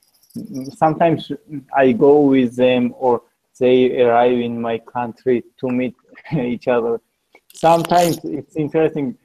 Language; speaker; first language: English; non-native, learner; Georgian